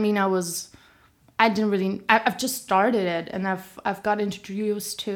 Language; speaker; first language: English; non-native, fluent; German